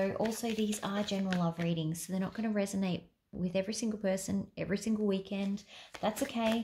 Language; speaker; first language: English; native; English